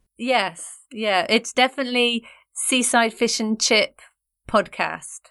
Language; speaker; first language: English; native; English